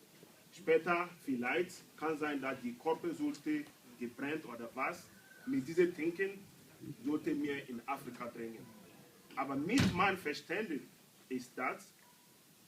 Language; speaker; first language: German; non-native, learner; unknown